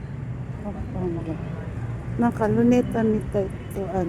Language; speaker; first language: Japanese; non-native, learner; Filipino